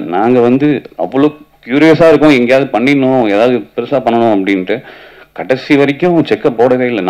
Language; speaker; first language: Tamil; native; Tamil